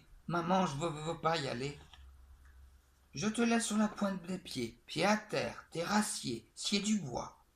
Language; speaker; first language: French; native; French